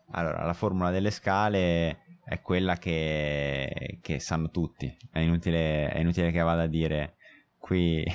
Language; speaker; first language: Italian; native; Italian